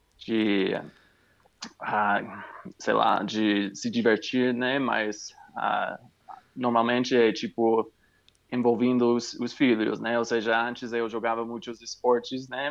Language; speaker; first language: Portuguese; non-native, fluent; English